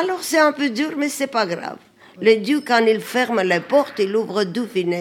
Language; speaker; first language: French; non-native, learner; Armenian